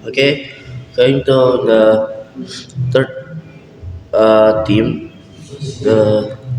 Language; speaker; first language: English; non-native, learner; Indonesian